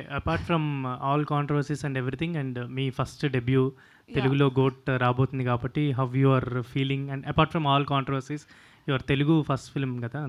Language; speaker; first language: Telugu; native; Telugu